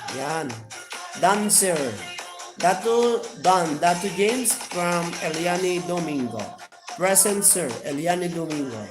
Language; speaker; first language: Filipino; non-native, local second language; Iloko